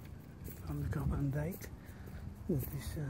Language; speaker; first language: Dutch; non-native, learner; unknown